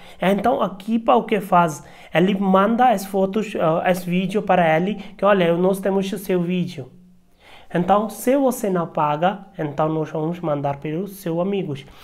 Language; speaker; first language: Portuguese; non-native, learner; Hindi